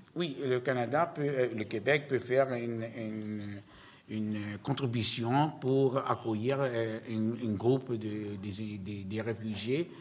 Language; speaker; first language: French; non-native, learner; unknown